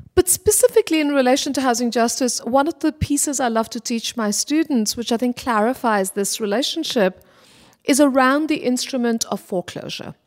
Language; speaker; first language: English; non-native, local second language; Bangla